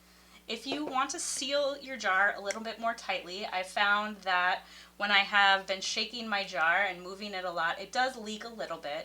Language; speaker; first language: English; native; English